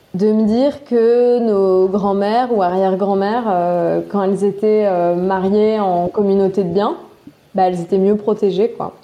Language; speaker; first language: French; native; French